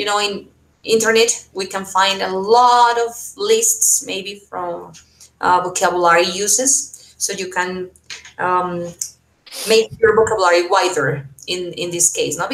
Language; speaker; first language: English; non-native, fluent; Spanish